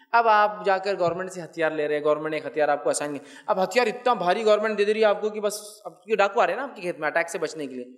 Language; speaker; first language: Urdu; native; Urdu